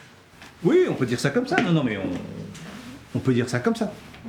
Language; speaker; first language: French; native; French